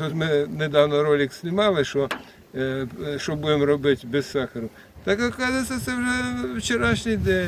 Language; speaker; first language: Ukrainian; native; Ukrainian